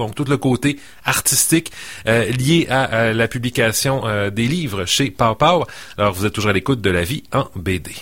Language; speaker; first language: French; native; French